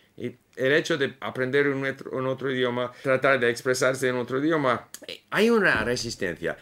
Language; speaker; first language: Spanish; non-native, fluent; English